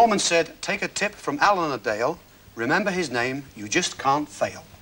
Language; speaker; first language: English; native; English